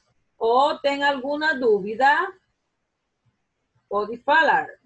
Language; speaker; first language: Spanish; non-native, fluent; Portuguese